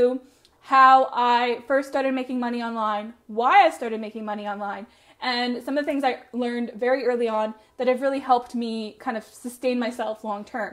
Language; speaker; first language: English; native; English